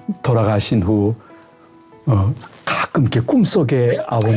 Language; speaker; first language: Korean; native; Korean